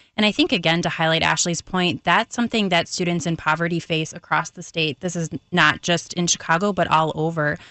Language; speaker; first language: English; native; English